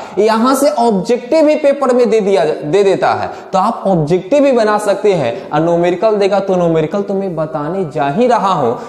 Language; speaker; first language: Hindi; native; Hindi